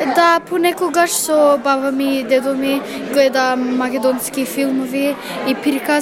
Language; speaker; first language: Macedonian; early bilingual, heritage; Macedonian